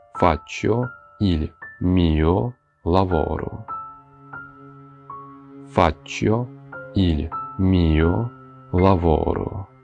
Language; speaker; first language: Italian; non-native, fluent; Ukrainian